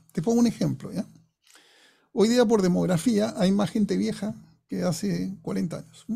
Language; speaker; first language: Spanish; non-native, fluent; English